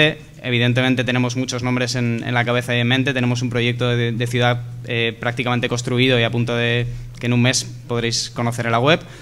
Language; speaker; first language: Spanish; native; Spanish